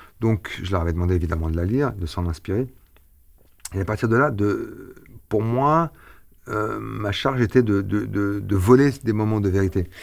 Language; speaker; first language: French; early bilingual, other home language; Arabic